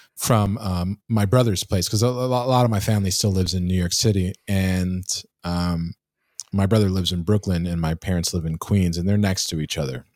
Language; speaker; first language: English; native; English